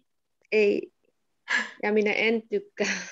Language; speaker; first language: Finnish; non-native, learner; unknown